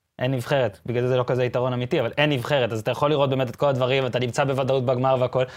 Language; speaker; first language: Hebrew; native; Hebrew